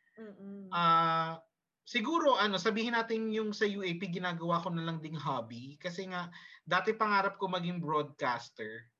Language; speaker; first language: Filipino; early bilingual, heritage; Filipino